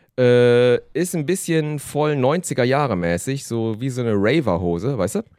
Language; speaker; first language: German; early bilingual, other home language; Korean